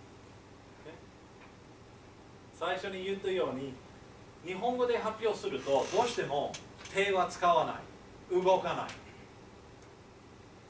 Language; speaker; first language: Japanese; non-native, fluent; English